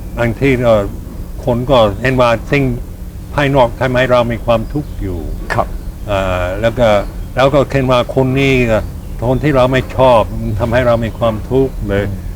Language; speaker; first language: Thai; non-native, fluent; English